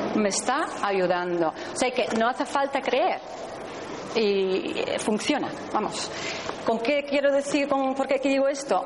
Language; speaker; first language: Spanish; non-native, fluent; Dutch